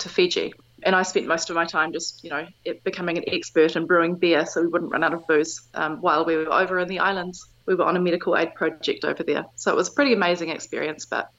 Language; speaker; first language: English; native; English